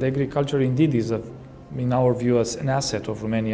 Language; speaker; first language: English; non-native, fluent; Romanian